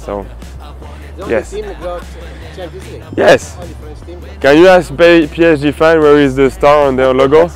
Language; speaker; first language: English; non-native, fluent; French